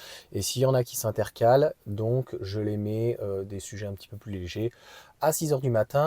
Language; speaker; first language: French; native; French